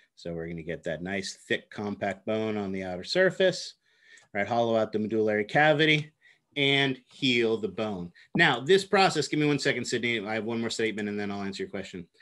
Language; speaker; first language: English; native; English